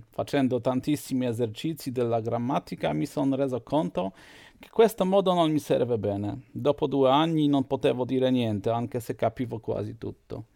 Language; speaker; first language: Italian; non-native, fluent; Polish